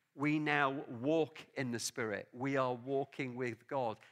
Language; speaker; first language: English; native; English